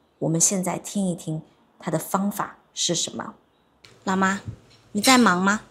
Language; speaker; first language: Chinese; native; Chinese